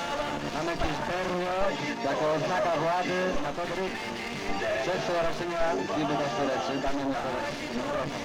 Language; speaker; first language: Polish; non-native, local second language; Rusyn